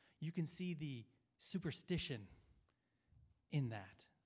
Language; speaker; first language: English; native; English